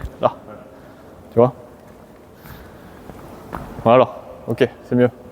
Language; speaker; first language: French; native; French